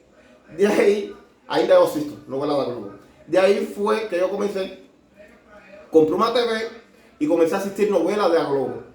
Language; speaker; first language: Portuguese; non-native, learner; Spanish